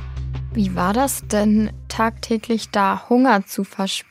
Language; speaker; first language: German; native; German